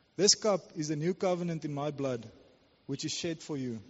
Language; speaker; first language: English; non-native, local second language; Afrikaans